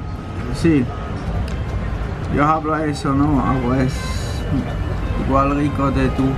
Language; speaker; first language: Spanish; non-native, learner; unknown